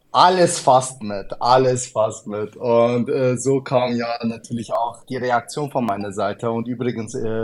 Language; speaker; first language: German; early bilingual, other home language; Arabic